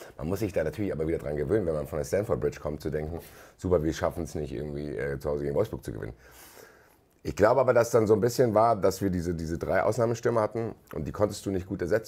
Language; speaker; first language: German; native; German